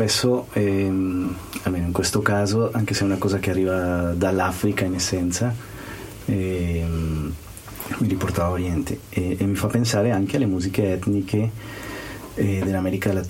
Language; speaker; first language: Italian; non-native, fluent; Spanish